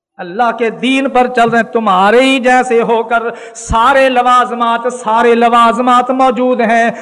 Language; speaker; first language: Urdu; non-native, local second language; Punjabi